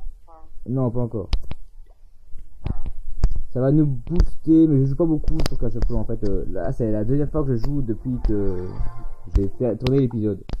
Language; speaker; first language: French; native; French